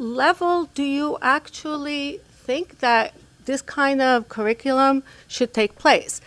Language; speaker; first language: English; non-native, fluent; Hebrew